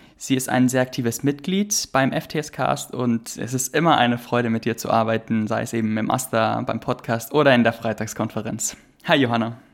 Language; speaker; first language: German; native; German